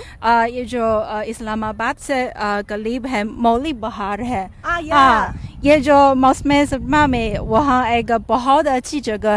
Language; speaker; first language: Hindi; non-native, fluent; Chinese